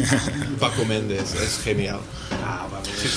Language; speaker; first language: Spanish; non-native, learner; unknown